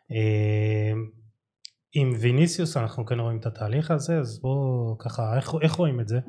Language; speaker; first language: Hebrew; native; Hebrew